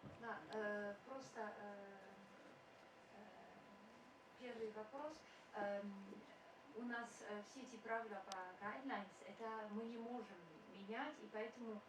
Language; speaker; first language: Russian; non-native, fluent; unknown